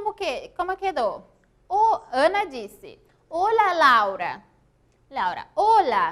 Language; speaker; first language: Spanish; non-native, fluent; Portuguese